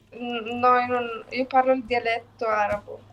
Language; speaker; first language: Italian; early bilingual, other home language; Arabic